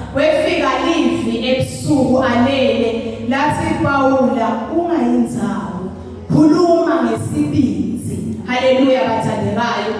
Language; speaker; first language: Zulu; non-native, local second language; Swati